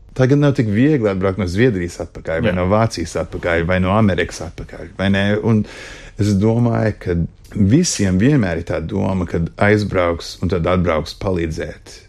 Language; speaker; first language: Latvian; early bilingual, heritage; Latvian